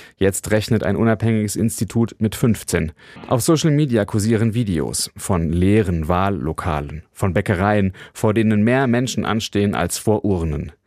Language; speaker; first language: German; native; German